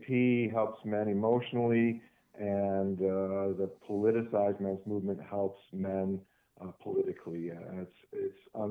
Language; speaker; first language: English; native; English